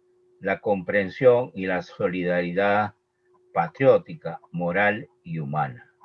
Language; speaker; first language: Spanish; native; Spanish